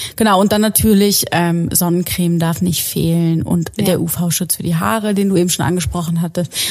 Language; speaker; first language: German; native; German